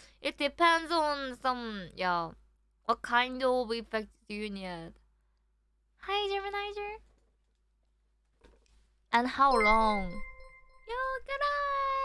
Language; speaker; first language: English; non-native, learner; Korean